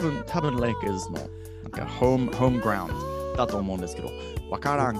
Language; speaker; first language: Japanese; non-native, fluent; English